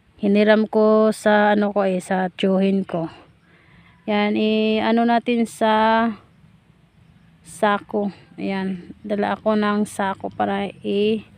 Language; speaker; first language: Filipino; non-native, local second language; Hiligaynon